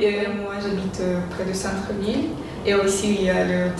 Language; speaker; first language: French; non-native, fluent; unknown